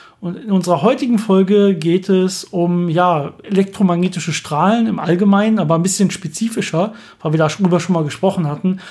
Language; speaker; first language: German; native; German